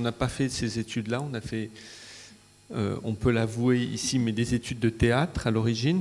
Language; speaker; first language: French; non-native, local second language; Arabic